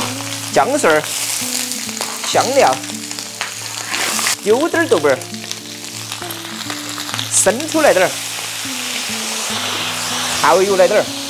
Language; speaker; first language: Chinese; native; Chinese